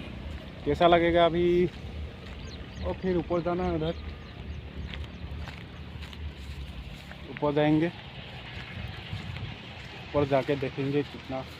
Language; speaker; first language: Hindi; non-native, local second language; Assamese